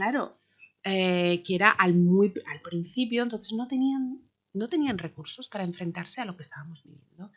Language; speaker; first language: Spanish; native; Spanish